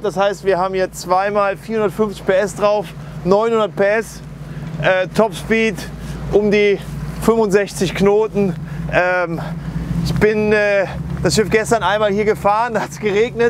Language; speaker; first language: German; native; German